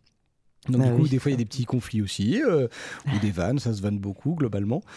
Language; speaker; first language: French; native; French